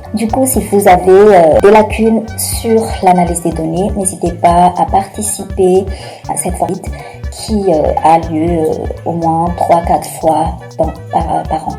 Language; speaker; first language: French; non-native, local second language; Malagasy